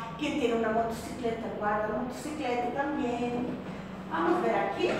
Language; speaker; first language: Portuguese; non-native, fluent; Spanish